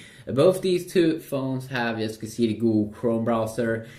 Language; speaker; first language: English; non-native, fluent; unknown